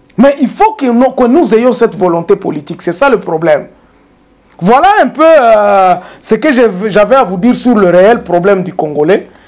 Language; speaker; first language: French; non-native, local second language; Swahili